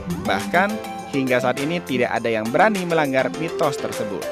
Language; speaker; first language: Indonesian; native; Indonesian